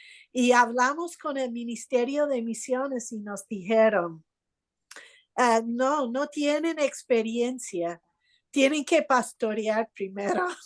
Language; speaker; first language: Spanish; non-native, fluent; English